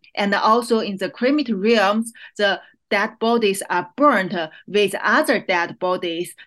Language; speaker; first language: English; non-native, fluent; Chinese